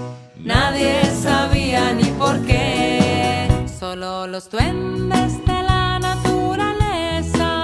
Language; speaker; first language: Spanish; native; Spanish